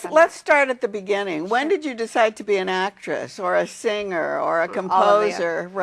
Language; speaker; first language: English; native; English